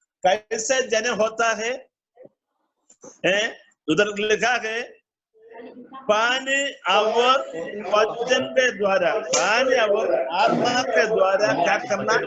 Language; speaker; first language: Hindi; non-native, learner; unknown